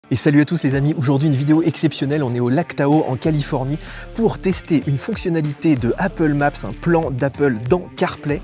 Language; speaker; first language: French; native; French